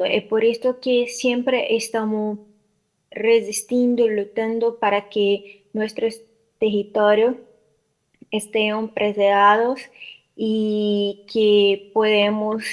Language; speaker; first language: Spanish; non-native, learner; Portuguese